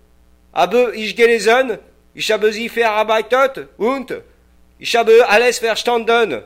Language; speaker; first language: German; non-native, learner; French